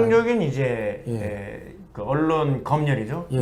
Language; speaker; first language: Korean; native; Korean